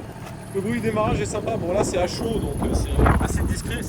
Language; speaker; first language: French; native; French